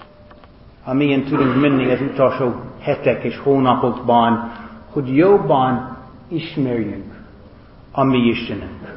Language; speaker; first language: Hungarian; non-native, learner; English